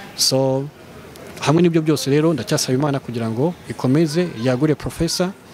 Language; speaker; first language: Kinyarwanda; early bilingual, heritage; Kinyarwanda